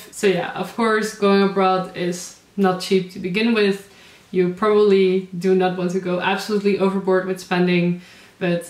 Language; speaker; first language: English; non-native, fluent; Dutch